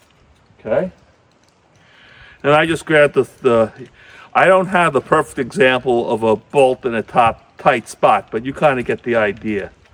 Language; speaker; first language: English; native; English